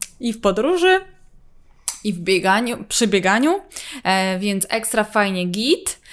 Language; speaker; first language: Polish; native; Polish